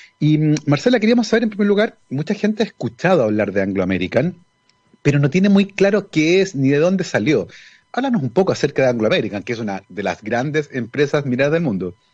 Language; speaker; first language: Spanish; native; Spanish